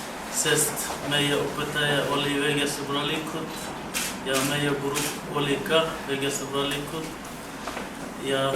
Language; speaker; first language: Estonian; non-native, learner; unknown